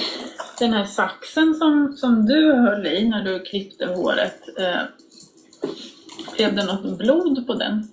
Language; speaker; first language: Swedish; native; Swedish